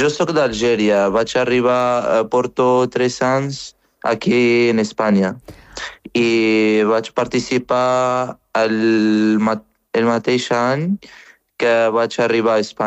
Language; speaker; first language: Catalan; non-native, fluent; Arabic